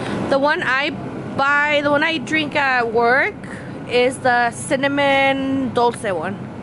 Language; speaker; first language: English; early bilingual, other home language; Spanish